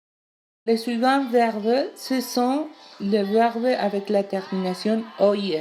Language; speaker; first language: French; non-native, learner; Spanish